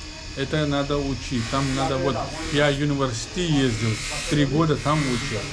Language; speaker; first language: Russian; non-native, learner; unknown